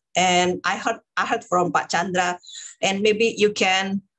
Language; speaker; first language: English; non-native, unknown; Indonesian